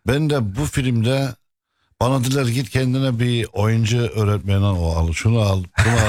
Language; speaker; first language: Turkish; non-native, fluent; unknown